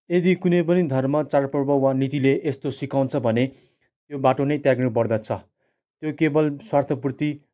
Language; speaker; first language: Nepali; non-native, local second language; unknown